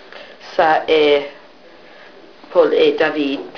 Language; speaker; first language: French; non-native, learner; English